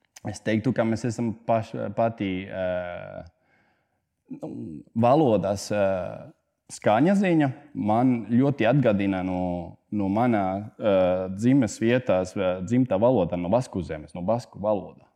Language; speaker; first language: Latvian; non-native, fluent; Spanish